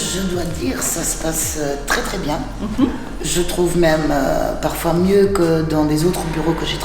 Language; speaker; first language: French; non-native, fluent; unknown